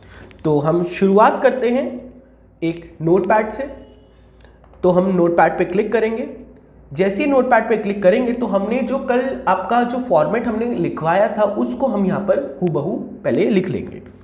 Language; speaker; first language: Hindi; native; Hindi